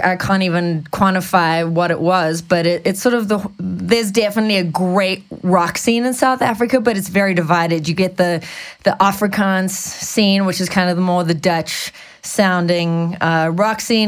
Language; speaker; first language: English; native; English